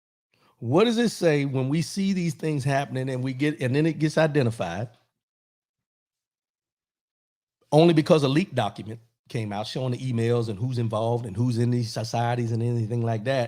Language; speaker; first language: English; native; English